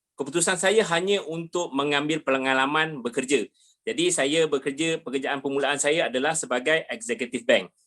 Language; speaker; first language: Malay; native; Malay